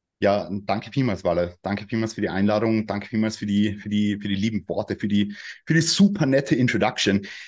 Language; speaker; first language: German; native; German